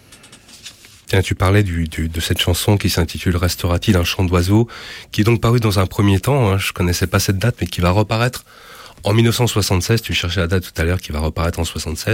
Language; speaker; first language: French; native; French